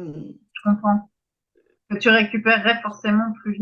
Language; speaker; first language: French; native; French